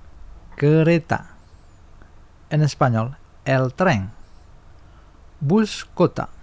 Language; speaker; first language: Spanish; non-native, fluent; Indonesian